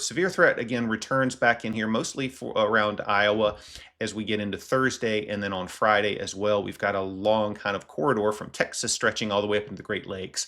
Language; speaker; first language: English; native; English